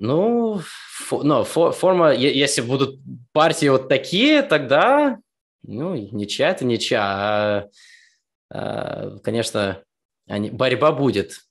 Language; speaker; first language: Russian; early bilingual, heritage; Russian